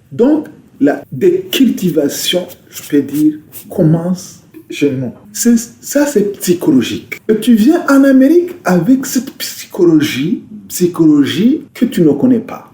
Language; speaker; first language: French; non-native, local second language; Rundi